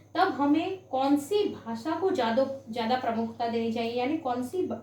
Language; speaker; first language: Hindi; non-native, local second language; Gujarati